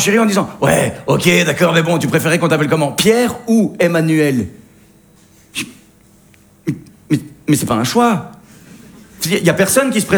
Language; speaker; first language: French; native; French